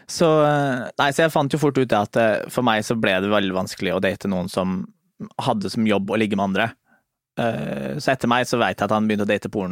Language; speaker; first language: Norwegian; native; Norwegian